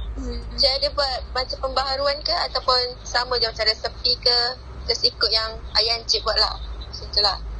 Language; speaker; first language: Malay; native; Malay